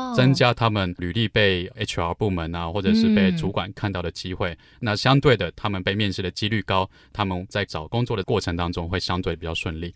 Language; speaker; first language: Chinese; native; Chinese